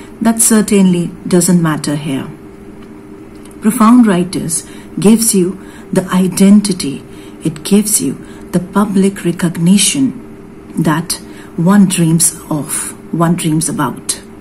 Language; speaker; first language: English; non-native, local second language; Hindi